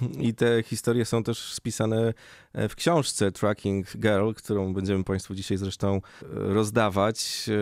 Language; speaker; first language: Polish; native; Polish